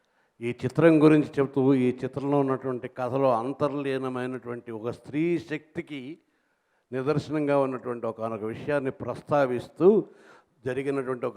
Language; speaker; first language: Telugu; native; Telugu